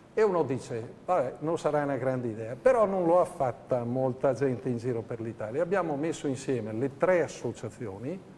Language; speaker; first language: Italian; native; Italian